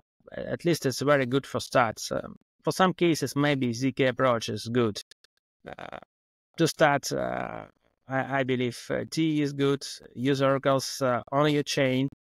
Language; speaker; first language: English; non-native, fluent; Russian